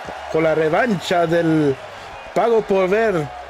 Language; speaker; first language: Spanish; non-native, learner; English